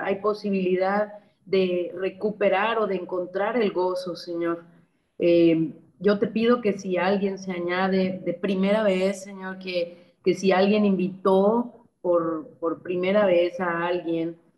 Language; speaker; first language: Spanish; native; Spanish